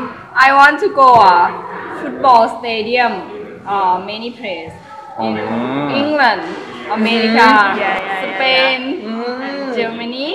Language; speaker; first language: English; non-native, learner; Thai